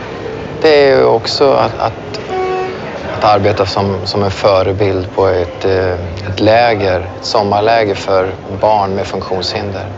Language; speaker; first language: Swedish; native; Swedish